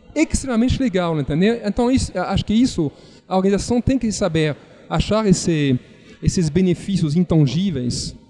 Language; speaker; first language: Portuguese; non-native, fluent; French